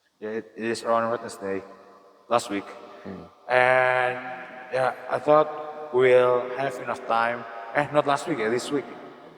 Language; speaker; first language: English; non-native, learner; Indonesian